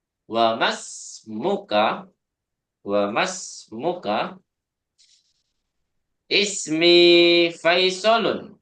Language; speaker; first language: Arabic; non-native, fluent; Indonesian